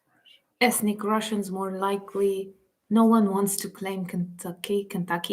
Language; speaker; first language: English; non-native, fluent; Ukrainian